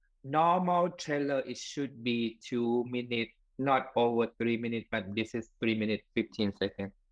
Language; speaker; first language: English; non-native, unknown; Thai